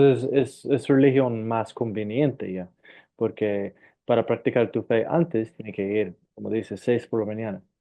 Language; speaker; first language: Spanish; non-native, fluent; English